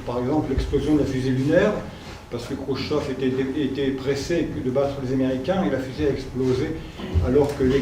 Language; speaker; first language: French; native; French